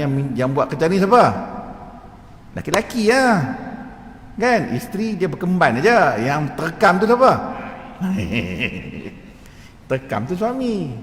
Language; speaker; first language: Malay; native; Malay